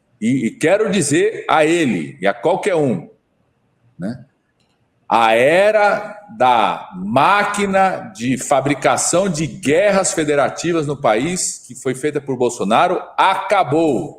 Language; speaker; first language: Portuguese; native; Portuguese